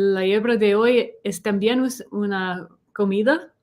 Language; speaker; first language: Spanish; non-native, learner; English